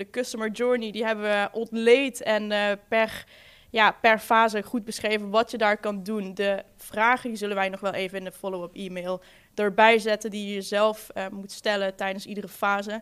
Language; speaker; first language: Dutch; native; Dutch